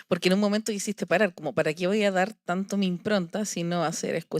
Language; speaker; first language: Spanish; native; Spanish